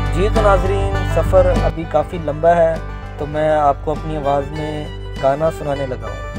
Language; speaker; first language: Urdu; non-native, local second language; Punjabi